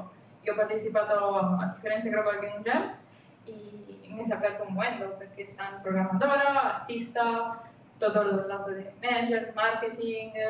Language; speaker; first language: Spanish; non-native, learner; Italian